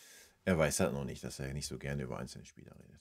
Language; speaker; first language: German; native; German